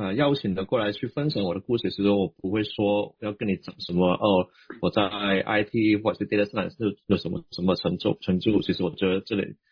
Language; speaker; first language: Chinese; non-native, local second language; Cantonese